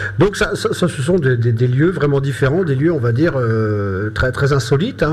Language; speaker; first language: French; native; French